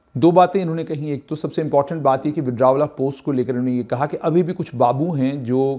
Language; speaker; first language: Hindi; non-native, local second language; Dogri